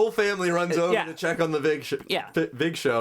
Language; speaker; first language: English; native; English